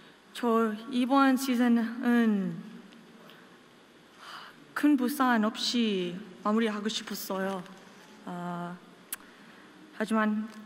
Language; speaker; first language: Korean; early bilingual, heritage; Korean